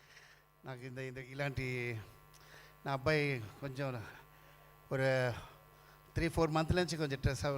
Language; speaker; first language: Telugu; non-native, learner; Tamil